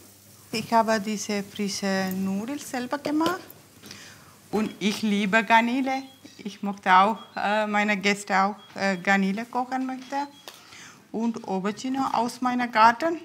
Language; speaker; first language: German; non-native, learner; Tamil